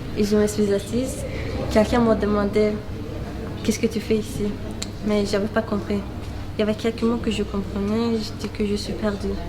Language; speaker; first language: French; non-native, learner; Turkish